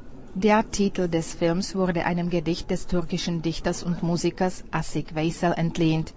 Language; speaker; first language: German; non-native, fluent; Czech